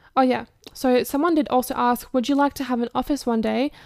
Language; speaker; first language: English; early bilingual, other home language; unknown